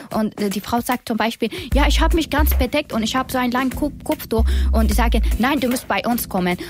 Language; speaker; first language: German; non-native, learner; Persian